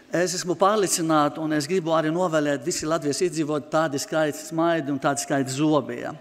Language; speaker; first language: Latvian; non-native, local second language; Arabic